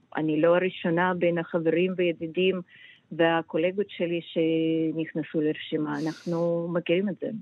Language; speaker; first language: Hebrew; non-native, fluent; Russian